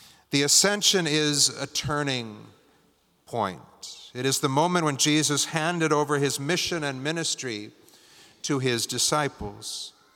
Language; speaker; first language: English; native; English